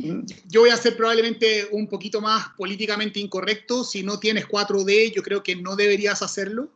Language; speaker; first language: Spanish; native; Spanish